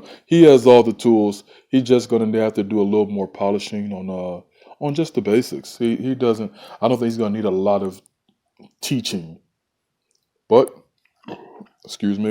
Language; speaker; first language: English; native; English